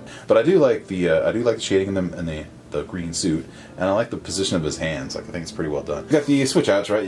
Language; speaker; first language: English; native; English